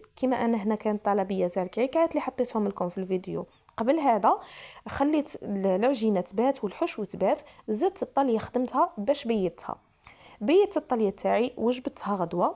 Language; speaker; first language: Arabic; native; Arabic